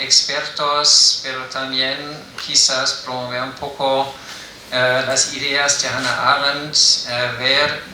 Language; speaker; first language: Spanish; non-native, fluent; German